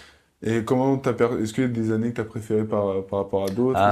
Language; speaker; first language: French; native; French